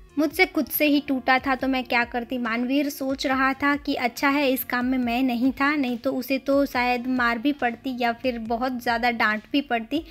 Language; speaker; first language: Hindi; non-native, local second language; Gujarati